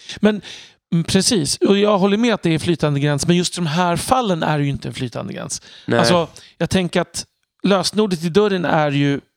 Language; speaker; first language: Swedish; native; Swedish